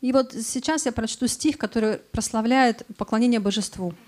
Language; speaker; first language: Russian; native; Russian